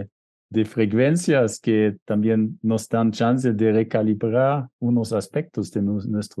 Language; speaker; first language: Spanish; non-native, fluent; German